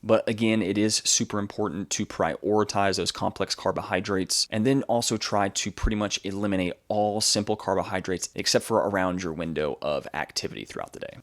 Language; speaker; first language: English; native; English